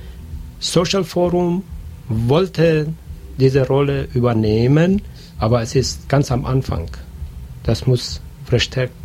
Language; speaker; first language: German; non-native, fluent; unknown